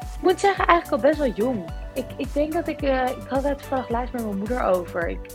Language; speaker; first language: Dutch; early bilingual, other home language; English